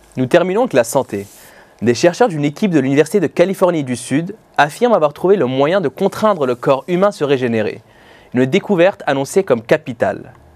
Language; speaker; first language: French; non-native, local second language; Arabic